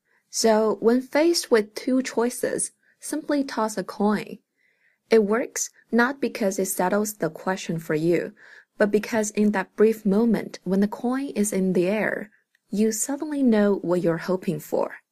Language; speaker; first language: English; non-native, fluent; Chinese